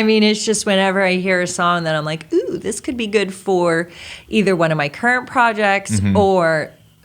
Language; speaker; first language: English; native; English